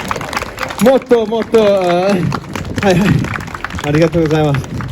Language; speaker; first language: Japanese; non-native, learner; English